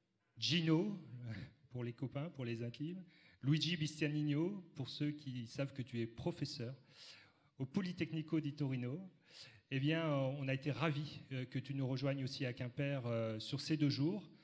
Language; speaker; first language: French; native; French